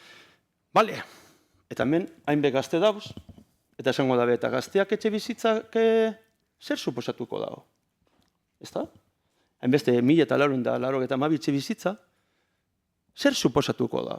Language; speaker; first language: Basque; native; Basque